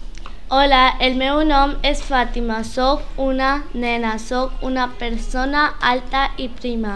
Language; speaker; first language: Catalan; non-native, learner; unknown